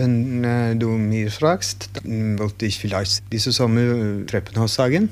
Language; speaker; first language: German; non-native, learner; Norwegian